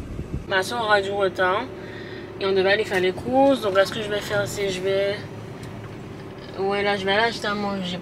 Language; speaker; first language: French; native; French